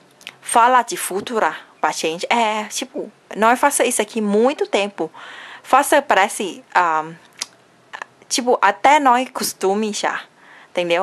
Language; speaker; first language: Portuguese; non-native, learner; Thai